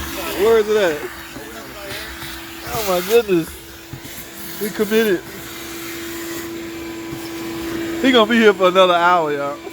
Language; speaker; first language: English; native; English